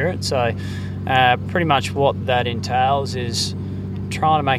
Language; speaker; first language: English; native; English